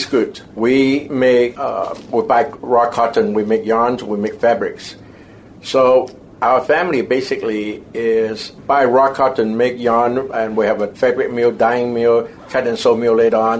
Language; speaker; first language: English; non-native, local second language; Cantonese